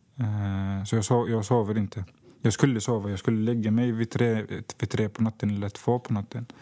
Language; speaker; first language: Swedish; non-native, fluent; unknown